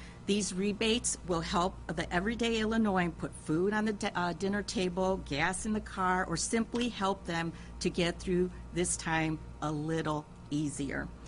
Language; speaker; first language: English; early bilingual, other home language; Spanish